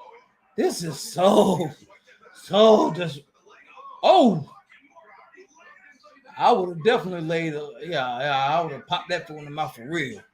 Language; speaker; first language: English; native; English